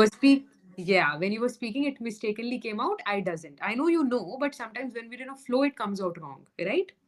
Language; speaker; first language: English; non-native, local second language; Hindi